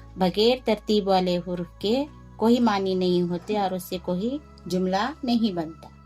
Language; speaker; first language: Urdu; native; Urdu